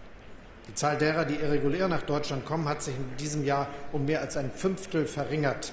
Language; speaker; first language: German; native; German